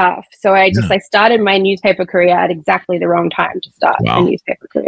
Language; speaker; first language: English; native; English